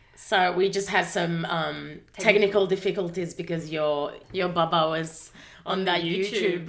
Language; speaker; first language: English; non-native, fluent; Spanish